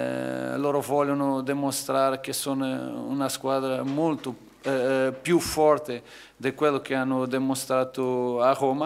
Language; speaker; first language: Italian; non-native, fluent; Portuguese